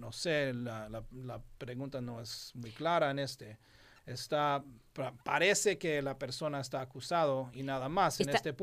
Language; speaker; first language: Spanish; non-native, fluent; English